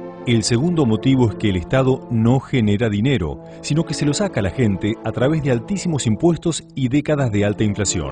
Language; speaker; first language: Spanish; native; Spanish